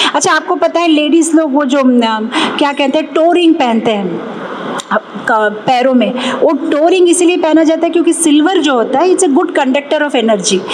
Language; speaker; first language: Hindi; non-native, local second language; Telugu